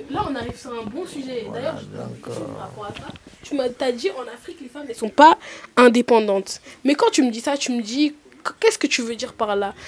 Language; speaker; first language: French; native; French